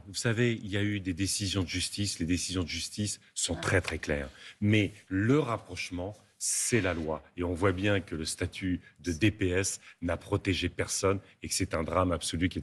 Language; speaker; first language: French; native; French